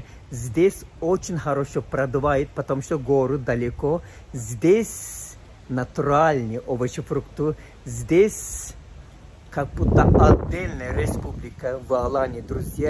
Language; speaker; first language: Russian; non-native, fluent; Turkish